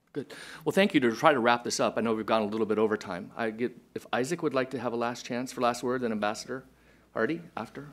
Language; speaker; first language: English; native; English